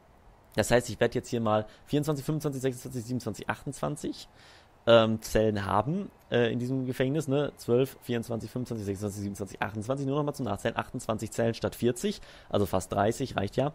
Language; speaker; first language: German; native; German